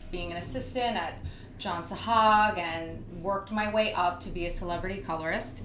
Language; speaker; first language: English; native; English